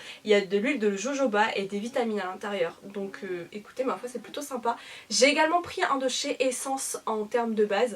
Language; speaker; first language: French; native; French